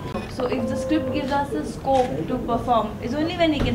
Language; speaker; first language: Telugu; non-native, local second language; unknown